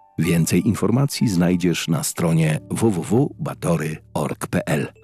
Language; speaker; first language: Polish; native; Polish